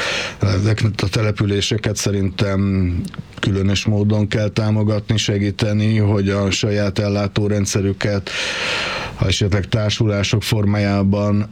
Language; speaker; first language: Hungarian; native; Hungarian